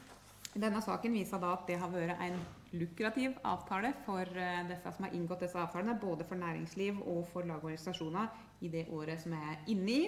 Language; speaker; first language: Norwegian; native; Norwegian